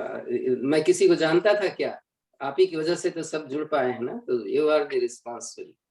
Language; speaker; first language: Hindi; native; Hindi